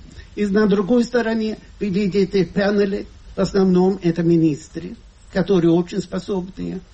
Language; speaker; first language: Russian; non-native, fluent; Swedish